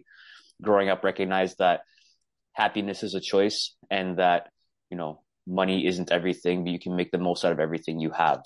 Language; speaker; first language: English; native; English